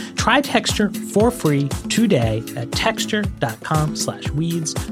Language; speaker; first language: English; native; English